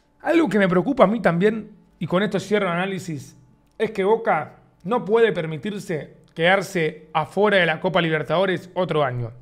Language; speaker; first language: Spanish; native; Spanish